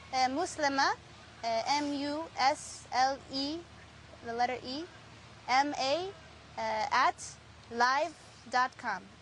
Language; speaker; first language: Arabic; non-native, learner; Spanish